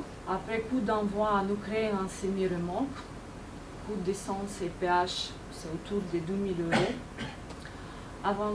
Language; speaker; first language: French; non-native, fluent; Ukrainian